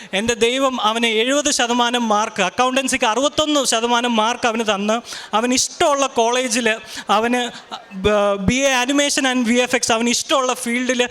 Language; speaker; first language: Malayalam; early bilingual, heritage; Malayalam